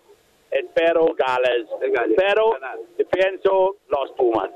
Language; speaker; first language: Spanish; non-native, learner; English